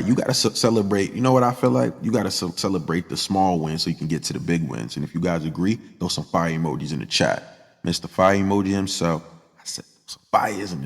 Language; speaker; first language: English; native; English